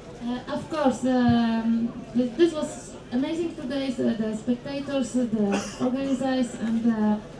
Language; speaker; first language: English; non-native, learner; Polish